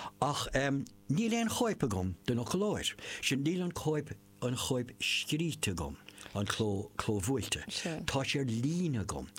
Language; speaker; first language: Irish; non-native, local second language; English